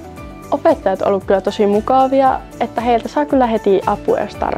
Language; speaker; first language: Finnish; native; Finnish